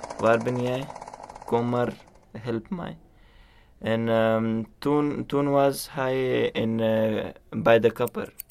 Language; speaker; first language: Dutch; non-native, learner; Urdu